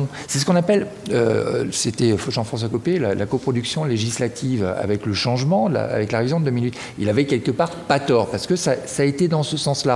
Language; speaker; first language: French; native; French